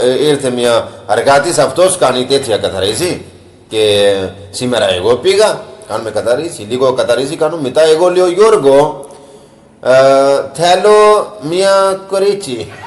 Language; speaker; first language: Greek; non-native, learner; Punjabi